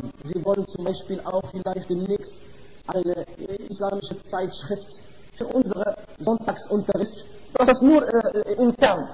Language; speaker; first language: German; non-native, fluent; Arabic